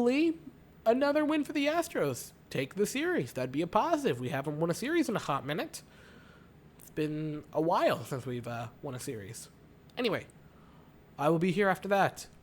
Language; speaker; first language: English; native; English